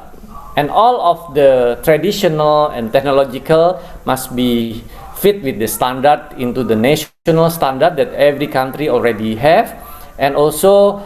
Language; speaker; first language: English; non-native, learner; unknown